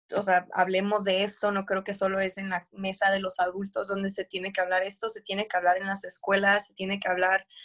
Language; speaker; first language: Spanish; early bilingual, heritage; Spanish